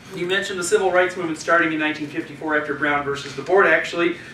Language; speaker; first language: English; native; English